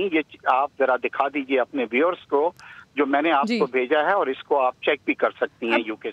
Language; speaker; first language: Urdu; native; Urdu